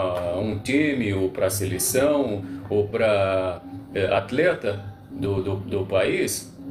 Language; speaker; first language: Portuguese; non-native, local second language; Arabic